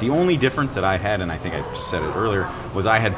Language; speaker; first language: English; native; English